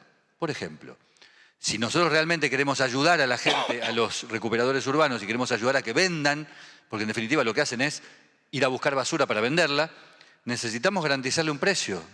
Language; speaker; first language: Spanish; native; Spanish